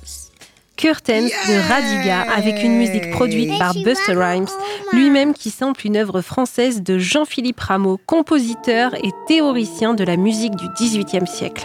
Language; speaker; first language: French; native; French